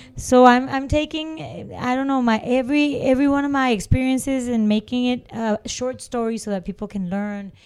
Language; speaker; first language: English; non-native, fluent; Spanish